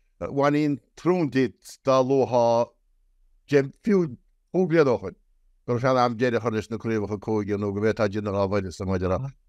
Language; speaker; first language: Irish; native; Irish